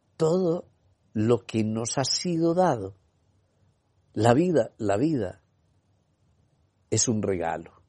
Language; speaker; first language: Spanish; native; Spanish